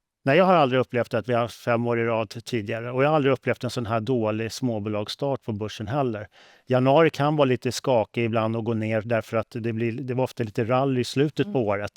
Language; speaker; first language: Swedish; native; Swedish